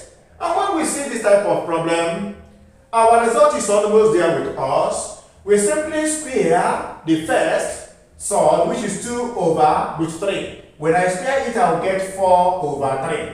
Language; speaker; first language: English; non-native, local second language; Igbo